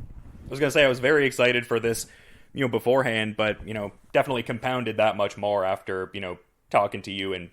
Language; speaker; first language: English; native; English